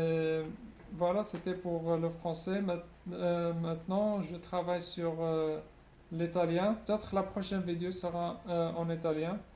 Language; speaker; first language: French; non-native, local second language; Arabic